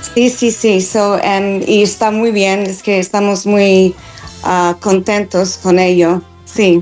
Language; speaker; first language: Spanish; non-native, learner; English